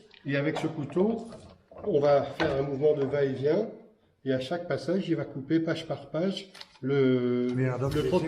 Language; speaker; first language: French; native; French